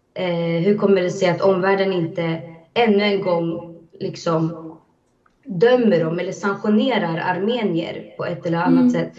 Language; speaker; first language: Swedish; early bilingual, other home language; Azerbaijani